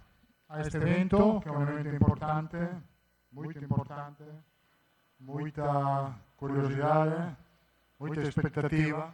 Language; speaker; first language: Spanish; non-native, fluent; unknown